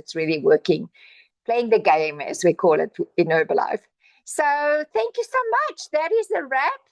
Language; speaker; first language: English; non-native, local second language; Afrikaans